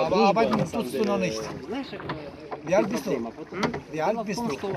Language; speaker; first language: German; non-native, learner; Albanian